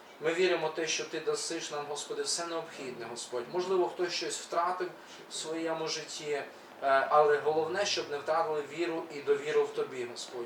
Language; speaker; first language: Ukrainian; native; Ukrainian